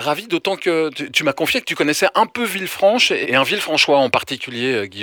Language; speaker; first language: French; native; French